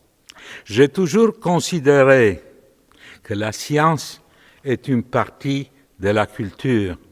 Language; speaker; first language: French; non-native, fluent; Romanian